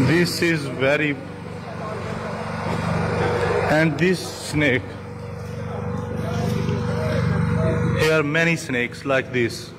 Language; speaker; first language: English; non-native, learner; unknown